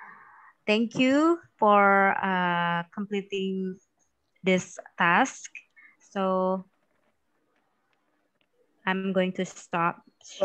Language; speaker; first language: English; non-native, fluent; Indonesian